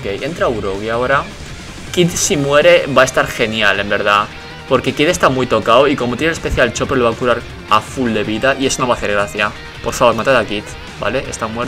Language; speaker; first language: Spanish; native; Spanish